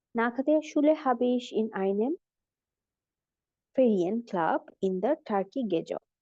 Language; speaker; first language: German; non-native, fluent; Bangla